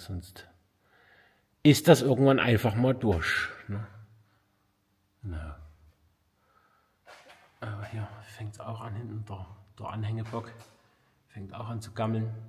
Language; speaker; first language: German; native; German